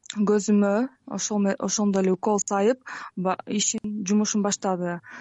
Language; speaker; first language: Kyrgyz; native; Kyrgyz